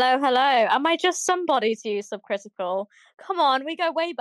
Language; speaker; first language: English; native; English